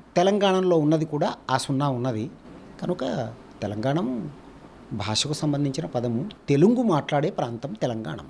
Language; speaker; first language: Telugu; native; Telugu